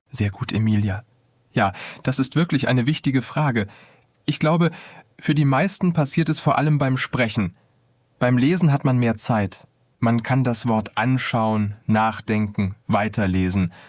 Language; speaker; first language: German; non-native, fluent; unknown